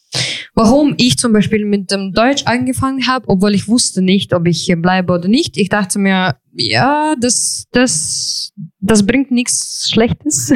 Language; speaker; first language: German; non-native, fluent; Ukrainian